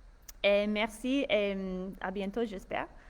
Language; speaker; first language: French; non-native, fluent; English